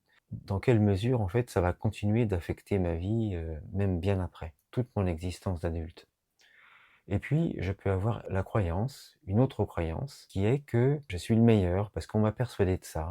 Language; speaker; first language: French; native; French